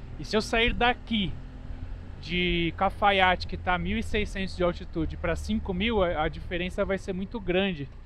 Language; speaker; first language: Portuguese; native; Portuguese